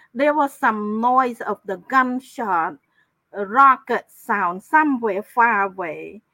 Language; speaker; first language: English; non-native, fluent; Khmer